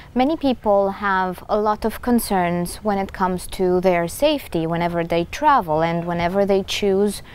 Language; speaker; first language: English; non-native, fluent; Romanian